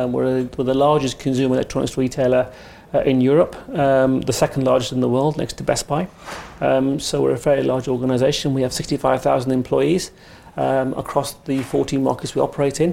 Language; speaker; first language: English; native; English